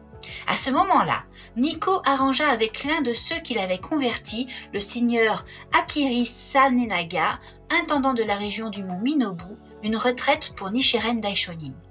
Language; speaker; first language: French; native; French